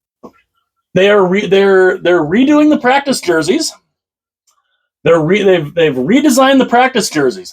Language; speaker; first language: English; native; English